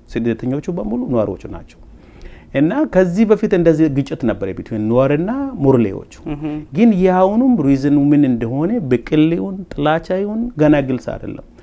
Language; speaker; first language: Amharic; non-native, local second language; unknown